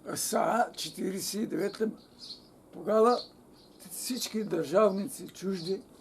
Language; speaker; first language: Bulgarian; native; Bulgarian